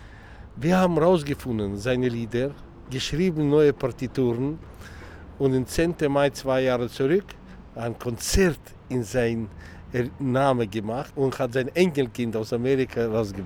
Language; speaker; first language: German; non-native, learner; Russian